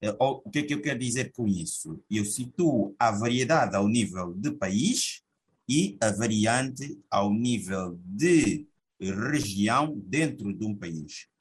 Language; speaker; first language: Portuguese; native; Portuguese